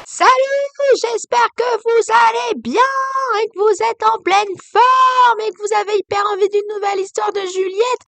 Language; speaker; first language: French; native; French